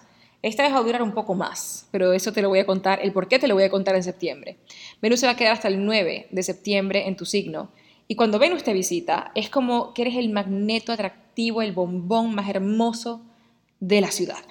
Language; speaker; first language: Spanish; native; Spanish